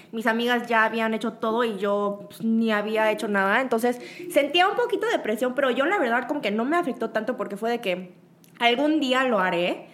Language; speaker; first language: Spanish; early bilingual, other home language; Korean